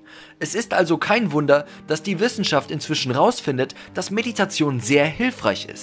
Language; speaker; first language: German; native; German